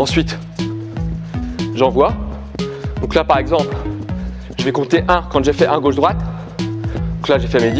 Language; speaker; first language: French; native; French